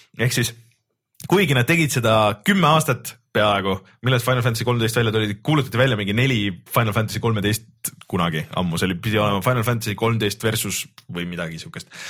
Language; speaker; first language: Estonian; native; Estonian